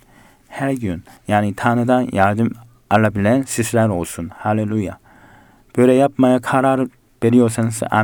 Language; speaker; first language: Turkish; non-native, fluent; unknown